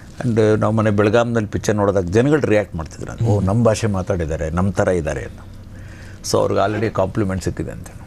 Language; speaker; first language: Kannada; native; Kannada